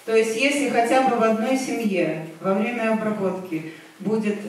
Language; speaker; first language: Russian; native; Russian